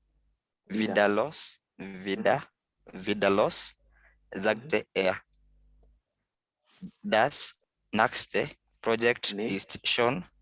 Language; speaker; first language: German; non-native, learner; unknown